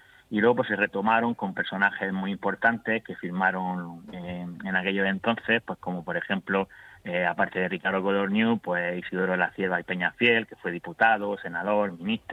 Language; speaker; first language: Spanish; native; Spanish